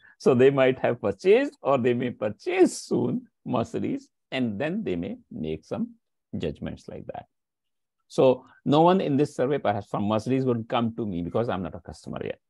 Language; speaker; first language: English; non-native, local second language; Hindi